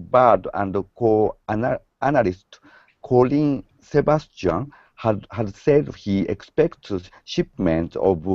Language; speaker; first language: English; non-native, learner; Japanese